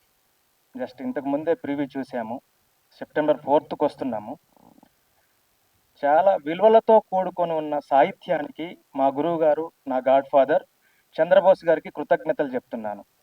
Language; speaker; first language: Telugu; native; Telugu